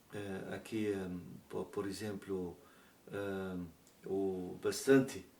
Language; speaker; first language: Portuguese; non-native, learner; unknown